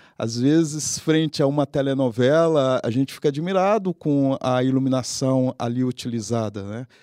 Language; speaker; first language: Portuguese; native; Portuguese